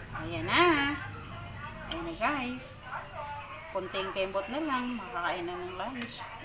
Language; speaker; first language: Filipino; non-native, local second language; Cebuano